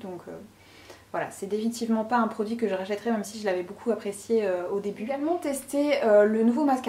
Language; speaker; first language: French; native; French